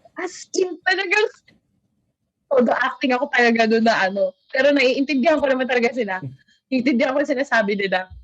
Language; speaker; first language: Filipino; native; Filipino